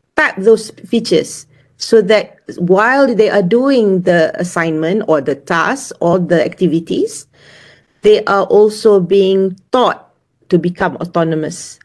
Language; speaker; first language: English; non-native, local second language; Malay